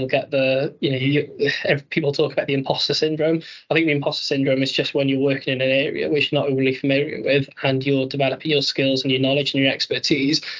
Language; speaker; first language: English; native; English